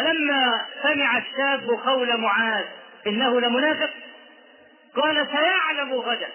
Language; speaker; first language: Arabic; native; Arabic